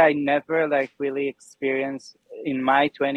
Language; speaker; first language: English; non-native, fluent; Hebrew